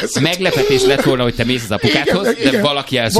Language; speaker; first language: Hungarian; native; Hungarian